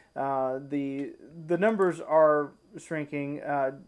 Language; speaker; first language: English; native; English